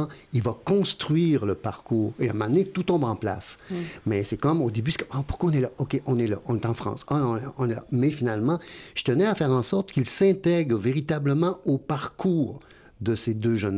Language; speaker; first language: French; native; French